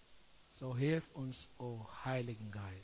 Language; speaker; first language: German; non-native, learner; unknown